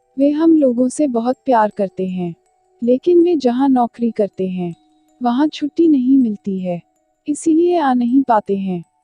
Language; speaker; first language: Hindi; native; Hindi